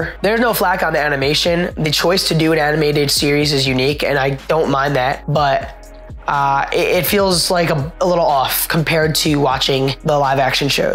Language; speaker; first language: English; native; English